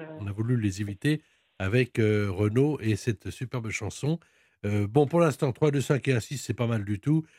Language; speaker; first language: French; native; French